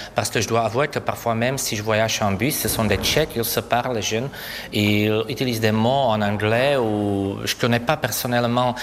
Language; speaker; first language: French; non-native, fluent; Czech